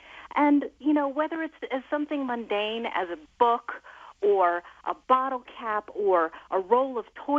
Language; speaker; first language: English; native; English